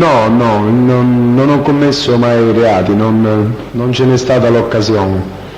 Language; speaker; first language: Italian; native; Italian